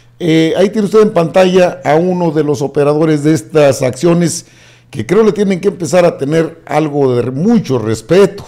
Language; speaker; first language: Spanish; native; Spanish